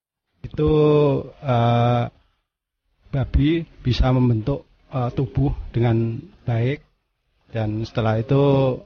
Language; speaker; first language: Indonesian; non-native, local second language; Javanese